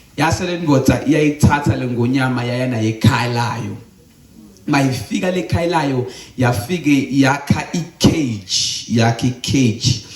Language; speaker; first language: Zulu; non-native, local second language; Swati